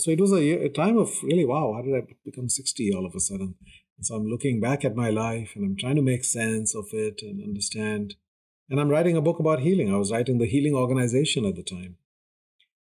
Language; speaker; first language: English; non-native, local second language; Hindi